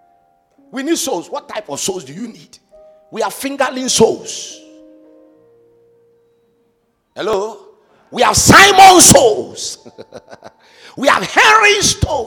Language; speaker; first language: English; non-native, local second language; Akan